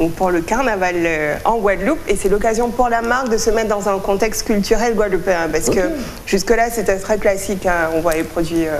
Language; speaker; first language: French; native; French